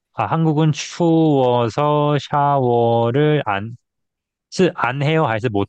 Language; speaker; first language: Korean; non-native, fluent; Chinese